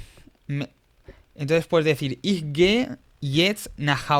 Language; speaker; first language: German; non-native, fluent; Spanish